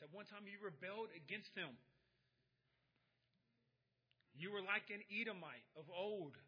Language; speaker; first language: English; native; English